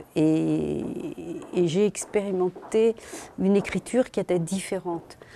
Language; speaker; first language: French; native; French